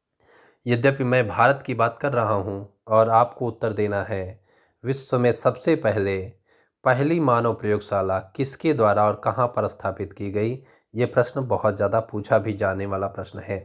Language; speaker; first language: Hindi; native; Hindi